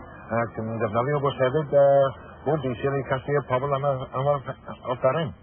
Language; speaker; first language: Welsh; non-native, learner; English